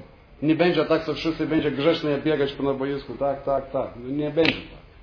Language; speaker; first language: Polish; non-native, fluent; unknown